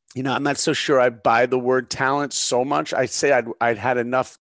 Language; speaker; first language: English; native; English